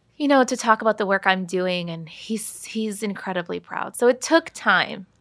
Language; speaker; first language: English; native; English